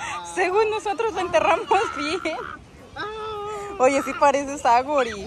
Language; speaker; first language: Spanish; native; Spanish